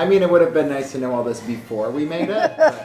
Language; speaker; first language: English; native; English